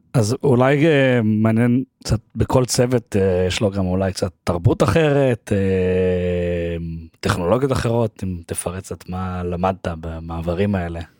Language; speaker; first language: Hebrew; native; Hebrew